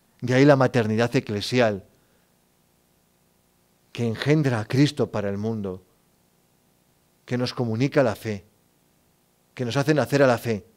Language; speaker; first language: Spanish; native; Spanish